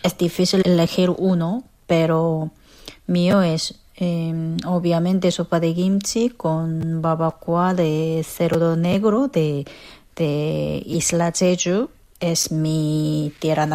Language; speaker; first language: Spanish; non-native, fluent; Korean